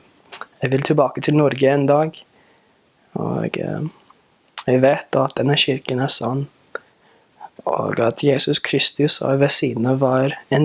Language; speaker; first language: Norwegian; non-native, learner; English